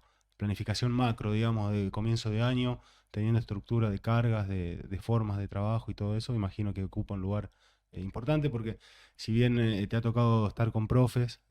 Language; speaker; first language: Spanish; native; Spanish